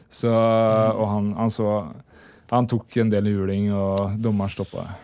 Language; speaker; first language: Norwegian; native; Norwegian